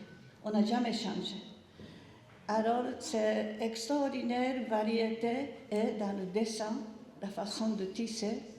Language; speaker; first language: French; non-native, learner; Japanese